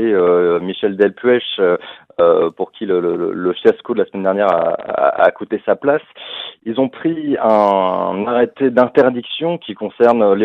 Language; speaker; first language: French; native; French